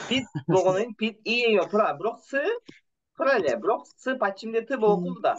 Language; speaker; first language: Korean; non-native, fluent; Kyrgyz